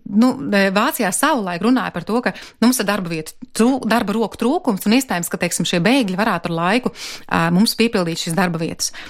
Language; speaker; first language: Latvian; native; Latvian